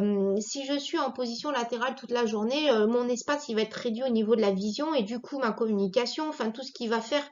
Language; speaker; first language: French; native; French